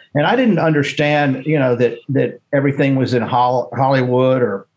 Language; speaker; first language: English; native; English